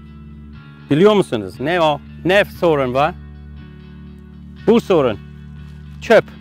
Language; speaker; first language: Turkish; non-native, learner; English